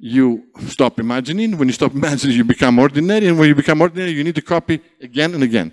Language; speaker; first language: English; non-native, fluent; Greek